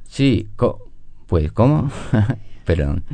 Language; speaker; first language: Spanish; non-native, learner; English